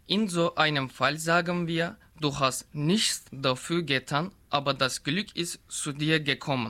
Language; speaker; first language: German; non-native, learner; Turkish